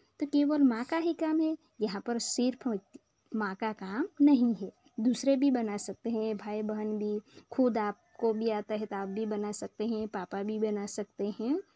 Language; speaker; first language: Hindi; non-native, local second language; Gujarati